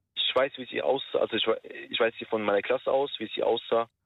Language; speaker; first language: German; early bilingual, other home language; Turkish